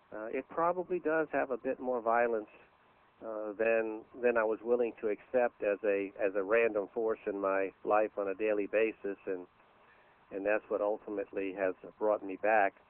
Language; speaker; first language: English; native; English